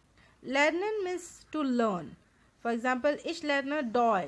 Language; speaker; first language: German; non-native, fluent; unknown